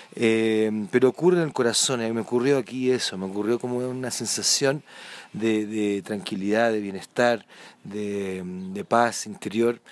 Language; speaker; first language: Spanish; native; Spanish